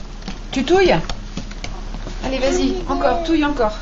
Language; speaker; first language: French; native; French